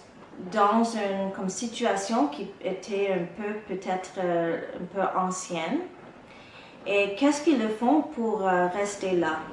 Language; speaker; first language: French; non-native, local second language; English